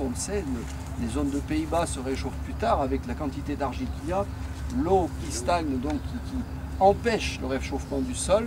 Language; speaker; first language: French; native; French